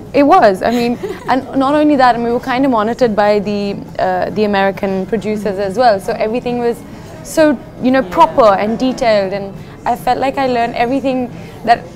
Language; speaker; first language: English; native; English